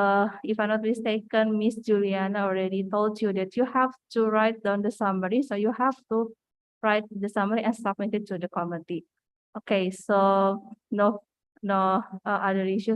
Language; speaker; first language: English; non-native, fluent; Indonesian